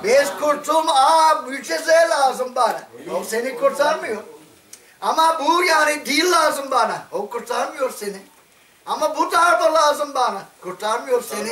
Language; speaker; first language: Turkish; non-native, fluent; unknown